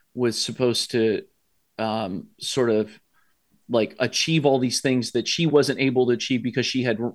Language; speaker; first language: English; native; English